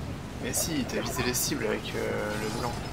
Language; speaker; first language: French; native; French